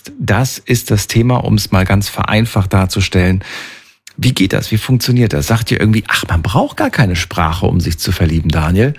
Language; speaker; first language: German; native; German